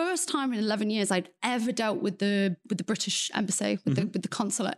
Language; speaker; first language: English; native; English